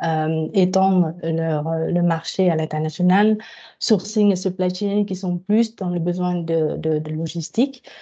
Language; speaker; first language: French; non-native, fluent; Vietnamese